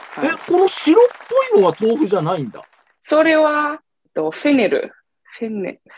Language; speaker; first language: Japanese; non-native, fluent; Italian